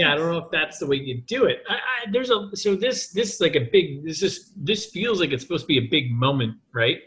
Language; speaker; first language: English; native; English